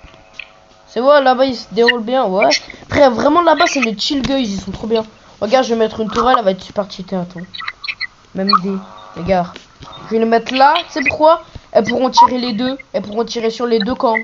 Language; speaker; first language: French; native; French